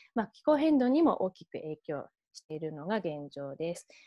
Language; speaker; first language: Japanese; early bilingual, heritage; Japanese